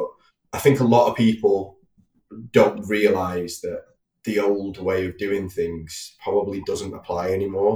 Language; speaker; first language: English; native; English